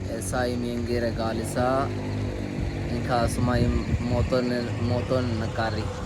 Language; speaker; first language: Armenian; non-native, learner; Hindi